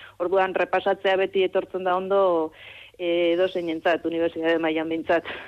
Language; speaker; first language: Basque; native; Basque